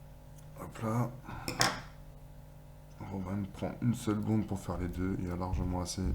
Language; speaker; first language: French; native; French